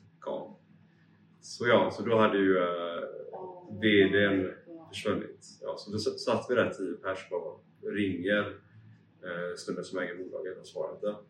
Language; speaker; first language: Swedish; early bilingual, other home language; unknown